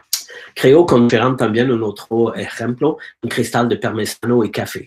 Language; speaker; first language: Spanish; non-native, learner; French